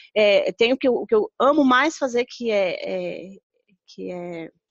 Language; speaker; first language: Portuguese; native; Portuguese